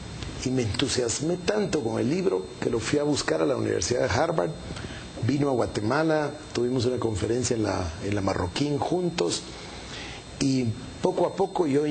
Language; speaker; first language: Spanish; native; Spanish